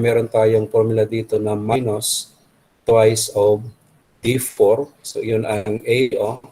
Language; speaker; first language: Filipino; native; Filipino